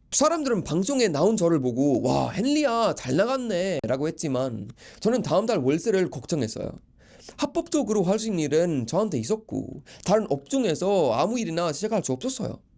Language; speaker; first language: Korean; non-native, fluent; Swedish